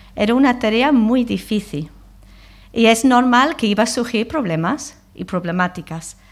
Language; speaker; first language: Spanish; non-native, fluent; English